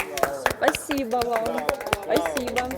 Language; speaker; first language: Russian; native; Russian